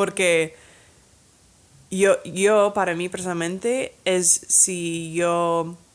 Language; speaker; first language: Spanish; non-native, fluent; English